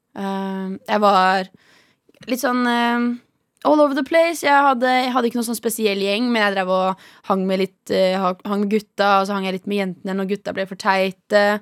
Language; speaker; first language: Norwegian; native; Norwegian